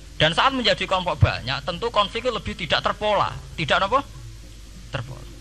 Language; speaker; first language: Indonesian; non-native, local second language; Javanese